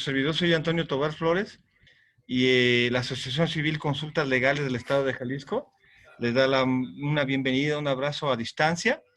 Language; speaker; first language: Spanish; native; Spanish